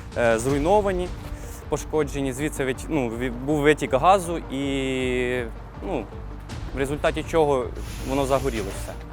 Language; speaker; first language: Ukrainian; native; Ukrainian